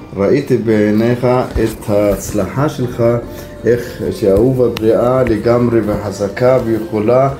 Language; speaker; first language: Hebrew; non-native, local second language; Arabic